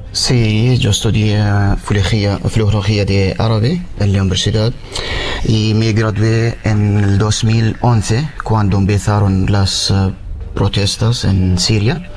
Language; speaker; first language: Spanish; non-native, learner; Arabic